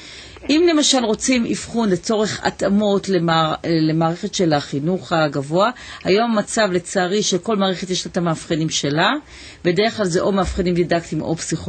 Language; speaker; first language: Hebrew; native; Hebrew